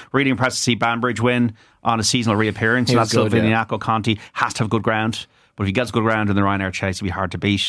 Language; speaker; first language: English; native; English